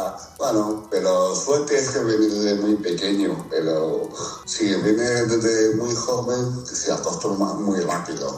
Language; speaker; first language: Spanish; non-native, fluent; Chinese